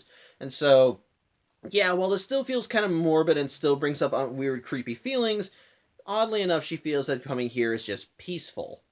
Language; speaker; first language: English; native; English